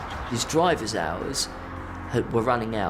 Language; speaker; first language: English; native; English